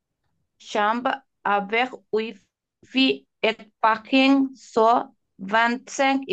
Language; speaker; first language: French; non-native, learner; Bangla